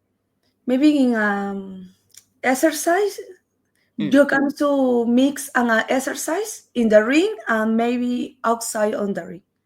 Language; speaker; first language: English; non-native, learner; Spanish